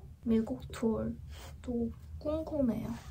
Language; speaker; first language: Korean; non-native, learner; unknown